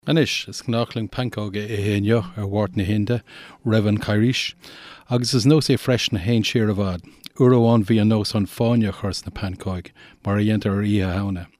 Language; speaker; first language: Irish; native; Irish